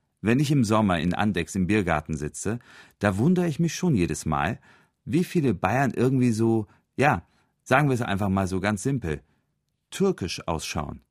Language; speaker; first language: German; early bilingual, other home language; Turkish